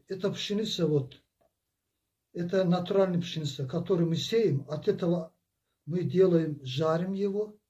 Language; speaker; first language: Russian; non-native, local second language; Azerbaijani